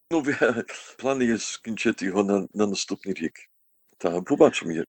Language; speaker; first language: Ukrainian; early bilingual, heritage; Ukrainian